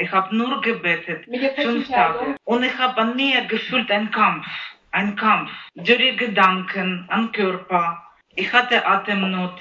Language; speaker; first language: German; non-native, learner; Ukrainian